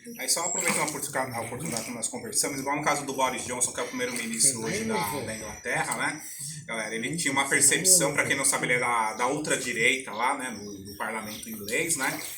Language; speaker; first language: Portuguese; native; Portuguese